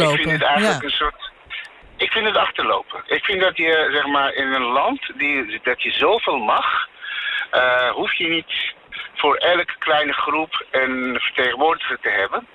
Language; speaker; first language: Dutch; non-native, fluent; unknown